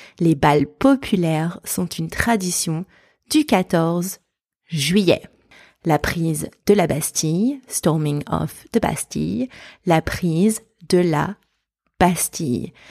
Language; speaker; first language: French; native; French